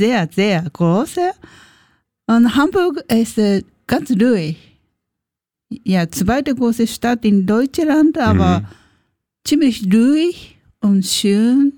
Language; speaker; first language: German; non-native, learner; Japanese